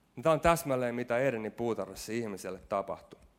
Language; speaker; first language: Finnish; native; Finnish